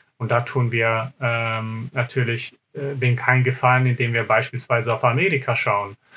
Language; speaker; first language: German; early bilingual, other home language; Serbian